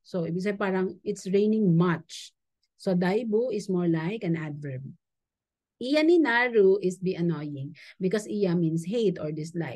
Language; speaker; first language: English; non-native, local second language; Filipino